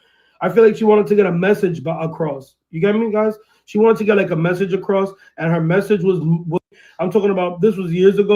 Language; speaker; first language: English; early bilingual, other home language; Spanish